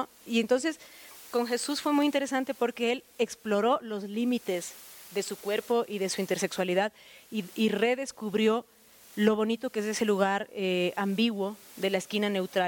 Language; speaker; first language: Spanish; native; Spanish